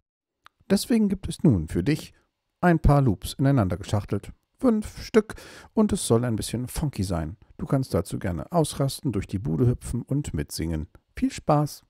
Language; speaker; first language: German; native; German